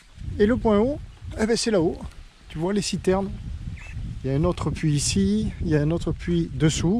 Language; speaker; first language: French; native; French